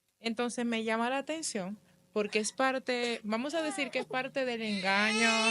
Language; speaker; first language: Spanish; native; Spanish